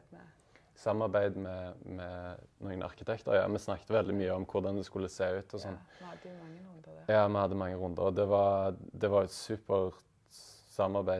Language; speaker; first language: Norwegian; native; Norwegian